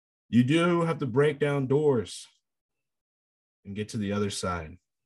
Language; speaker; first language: English; native; English